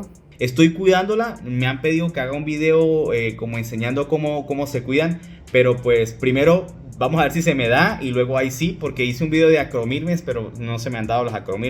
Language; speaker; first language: Spanish; native; Spanish